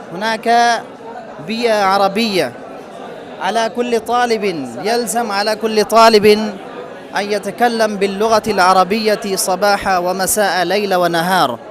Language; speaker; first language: Arabic; non-native, fluent; Urdu